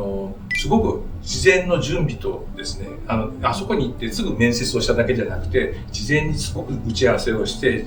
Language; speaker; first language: Japanese; native; Japanese